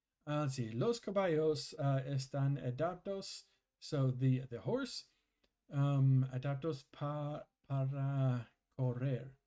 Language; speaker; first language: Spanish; non-native, learner; English